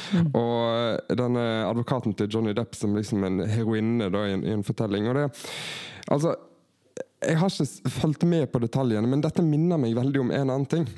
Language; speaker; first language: Norwegian; native; Norwegian